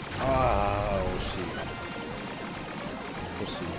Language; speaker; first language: Japanese; non-native, learner; English